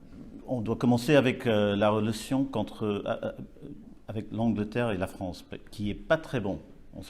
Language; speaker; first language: French; non-native, learner; English